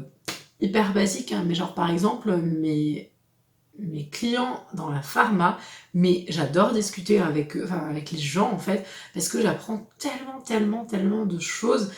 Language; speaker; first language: French; native; French